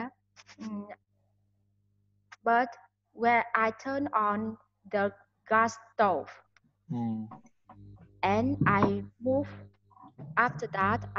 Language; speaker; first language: English; non-native, learner; Vietnamese